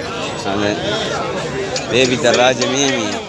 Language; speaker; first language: Arabic; non-native, learner; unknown